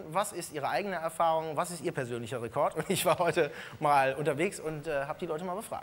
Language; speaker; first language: German; native; German